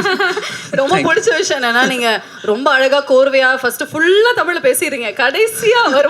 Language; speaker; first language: Tamil; native; Tamil